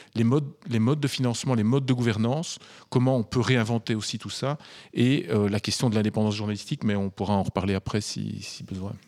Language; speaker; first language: French; native; French